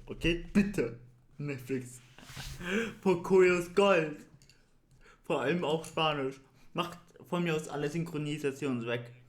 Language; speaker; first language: German; early bilingual, other home language; Spanish